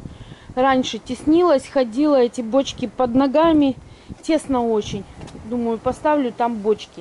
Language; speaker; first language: Russian; native; Russian